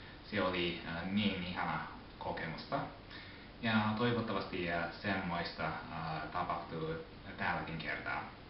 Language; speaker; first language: Finnish; non-native, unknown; Japanese